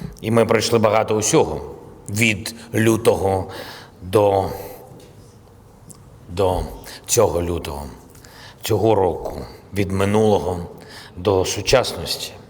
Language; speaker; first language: Ukrainian; non-native, local second language; Russian